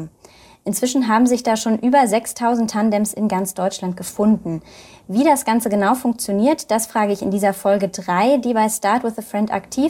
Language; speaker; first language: German; native; German